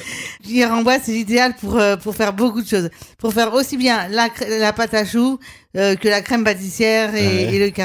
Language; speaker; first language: French; native; French